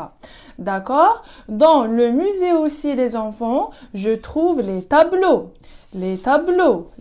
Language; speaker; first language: French; non-native, local second language; Arabic